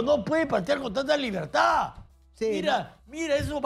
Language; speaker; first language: Spanish; native; Spanish